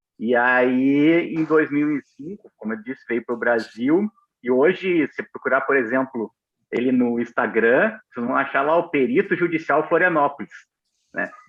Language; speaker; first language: Portuguese; native; Portuguese